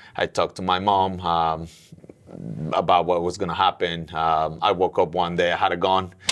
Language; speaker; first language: English; non-native, fluent; Spanish